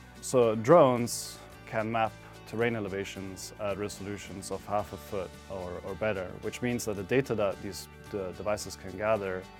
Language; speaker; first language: English; non-native, fluent; German